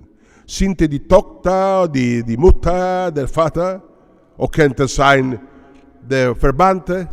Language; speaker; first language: German; non-native, learner; Italian